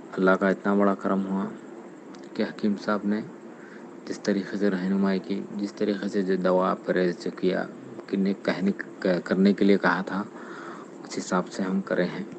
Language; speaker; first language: Urdu; native; Urdu